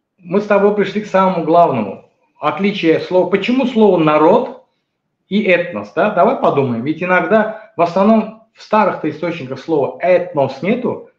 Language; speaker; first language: Russian; non-native, local second language; Azerbaijani